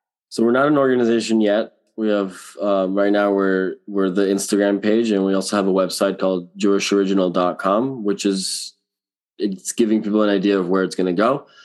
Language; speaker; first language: English; early bilingual, other home language; Spanish